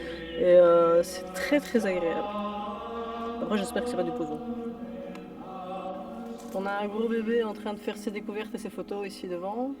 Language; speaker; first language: French; native; French